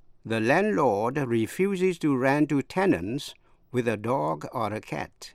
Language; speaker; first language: English; non-native, fluent; Vietnamese